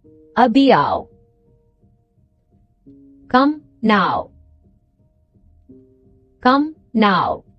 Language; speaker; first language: English; non-native, fluent; Urdu